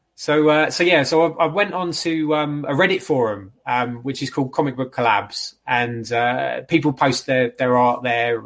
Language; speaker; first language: English; native; English